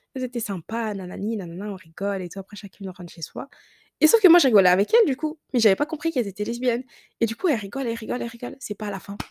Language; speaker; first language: French; early bilingual, other home language; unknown